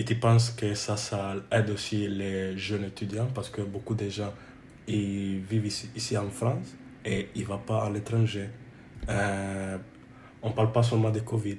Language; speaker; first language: French; non-native, learner; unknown